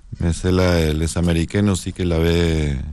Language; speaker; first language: French; non-native, learner; Spanish